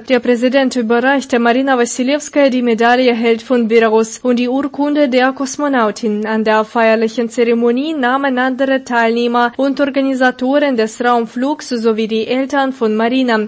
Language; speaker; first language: German; non-native, fluent; Russian